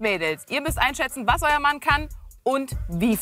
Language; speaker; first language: German; native; German